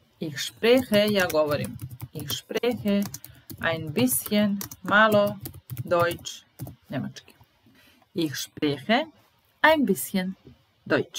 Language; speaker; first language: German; non-native, fluent; Serbian